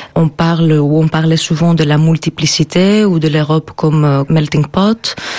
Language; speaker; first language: French; non-native, fluent; Greek